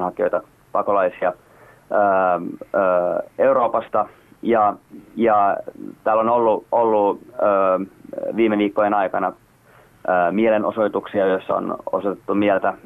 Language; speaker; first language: Finnish; native; Finnish